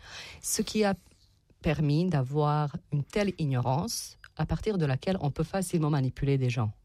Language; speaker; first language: French; non-native, fluent; Serbian